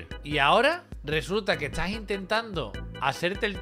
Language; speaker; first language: Spanish; native; Spanish